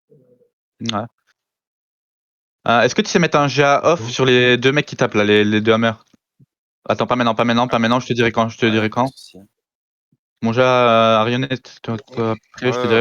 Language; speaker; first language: French; native; French